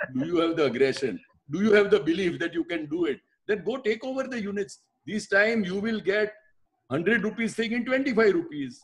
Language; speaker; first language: English; non-native, local second language; Gujarati